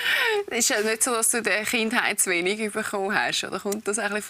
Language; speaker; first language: German; native; German